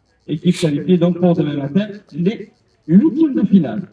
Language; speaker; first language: French; native; French